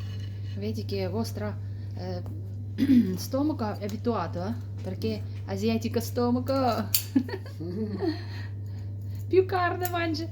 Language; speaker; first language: Italian; non-native, learner; Kazakh